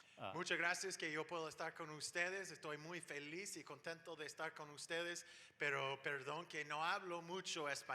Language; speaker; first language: Spanish; non-native, fluent; English